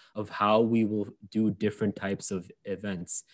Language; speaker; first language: English; early bilingual, other home language; Arabic